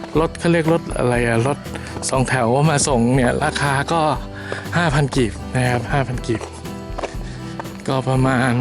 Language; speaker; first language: Thai; native; Thai